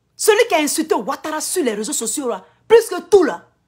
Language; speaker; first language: French; non-native, local second language; Akan